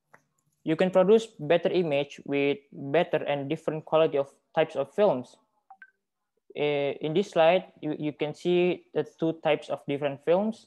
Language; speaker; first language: English; non-native, learner; Indonesian